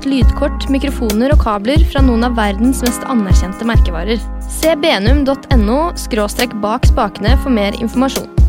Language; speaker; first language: Norwegian; native; Norwegian